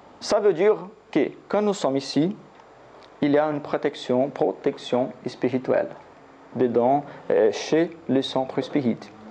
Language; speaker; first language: French; non-native, learner; Portuguese